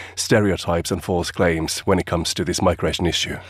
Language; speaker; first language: English; non-native, fluent; Finnish